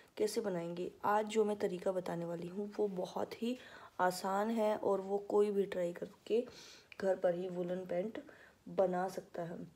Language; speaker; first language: Hindi; native; Hindi